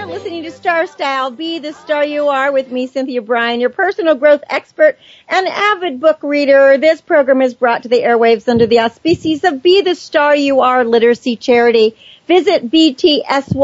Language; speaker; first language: English; native; English